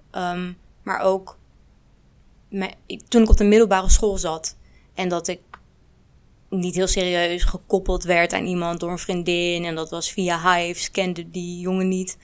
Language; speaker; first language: Dutch; early bilingual, other home language; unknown